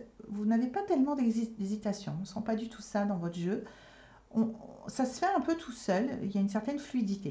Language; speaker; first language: French; native; French